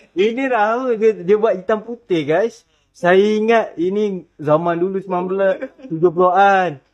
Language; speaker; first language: Malay; native; Malay